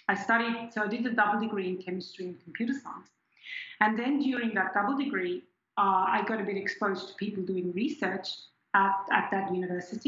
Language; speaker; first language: English; non-native, fluent; German